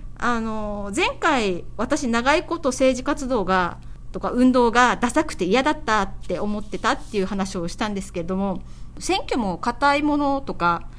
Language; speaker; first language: Japanese; native; Japanese